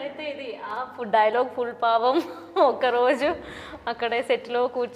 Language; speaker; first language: Telugu; non-native, learner; Malayalam